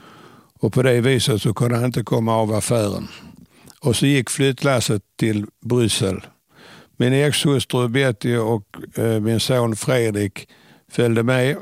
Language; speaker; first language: Swedish; native; Swedish